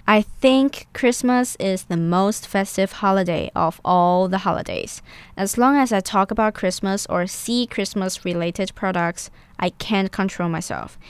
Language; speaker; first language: English; non-native, fluent; Chinese